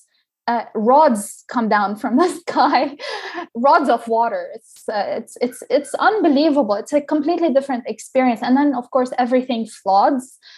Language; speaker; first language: English; non-native, local second language; Arabic